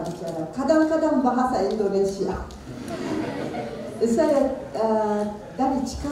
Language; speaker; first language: Indonesian; non-native, learner; Japanese